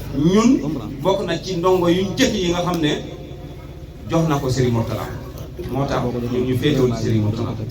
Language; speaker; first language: Wolof; non-native, local second language; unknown